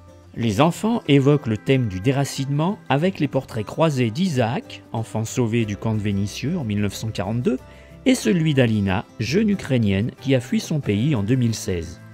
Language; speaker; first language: French; native; French